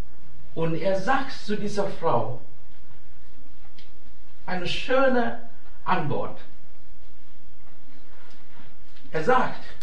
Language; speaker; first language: German; non-native, fluent; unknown